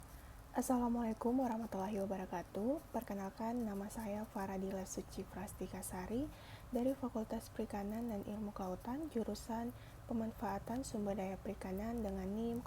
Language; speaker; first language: Indonesian; native; Indonesian